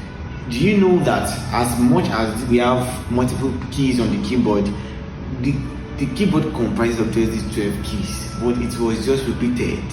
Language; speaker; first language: English; non-native, local second language; Yoruba